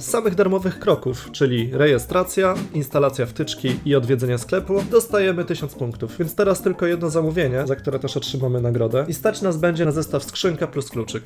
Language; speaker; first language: Polish; native; Polish